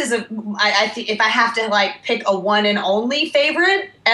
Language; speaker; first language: English; native; English